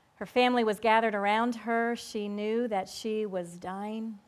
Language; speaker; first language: English; native; English